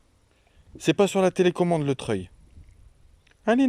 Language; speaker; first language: French; native; French